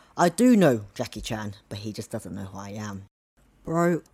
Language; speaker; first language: English; non-native, local second language; Cantonese